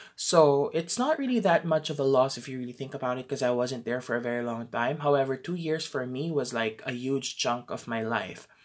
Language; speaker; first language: English; non-native, local second language; Filipino